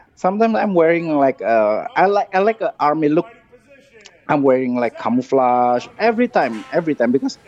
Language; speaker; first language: English; non-native, fluent; Indonesian